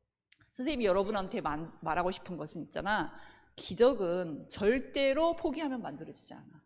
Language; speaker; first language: Korean; native; Korean